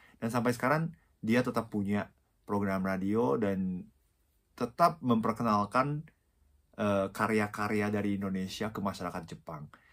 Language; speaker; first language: Indonesian; non-native, fluent; Japanese